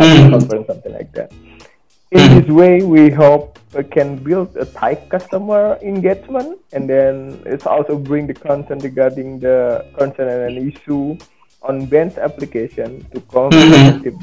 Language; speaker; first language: English; non-native, learner; Indonesian